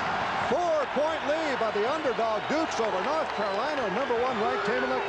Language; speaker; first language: English; native; English